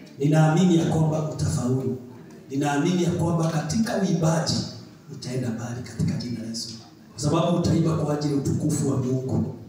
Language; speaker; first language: Swahili; non-native, local second language; Kikuyu